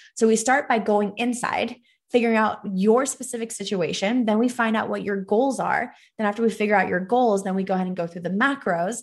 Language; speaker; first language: English; native; English